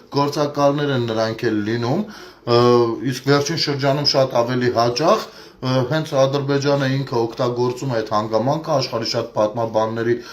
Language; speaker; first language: Armenian; native; Armenian